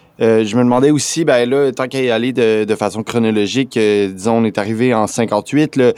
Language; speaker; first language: French; native; French